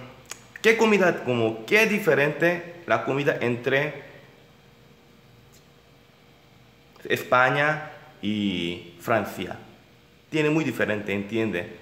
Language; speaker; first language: Spanish; non-native, learner; Korean